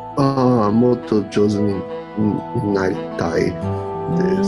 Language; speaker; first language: Japanese; non-native, learner; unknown